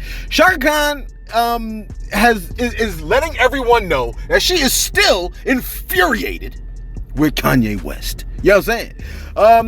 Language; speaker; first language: English; native; English